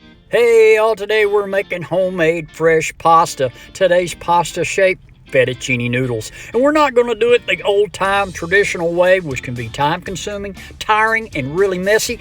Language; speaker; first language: English; native; English